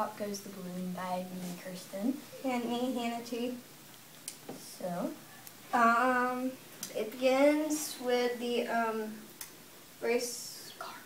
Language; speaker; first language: English; native; English